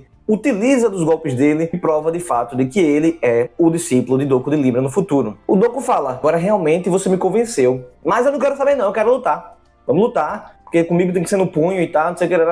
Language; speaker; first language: Portuguese; native; Portuguese